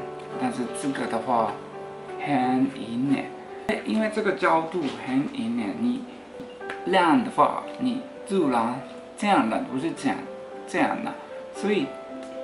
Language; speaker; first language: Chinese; non-native, fluent; Japanese